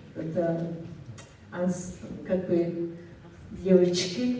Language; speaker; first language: Russian; non-native, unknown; Mongolian